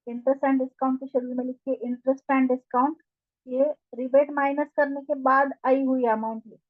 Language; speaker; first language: Hindi; non-native, local second language; Marathi